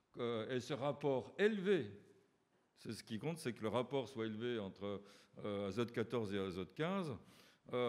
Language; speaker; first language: French; native; French